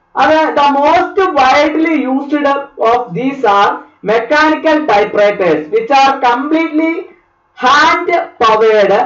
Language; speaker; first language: English; non-native, local second language; Malayalam